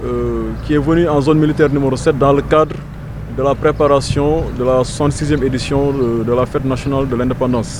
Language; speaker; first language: French; non-native, local second language; Wolof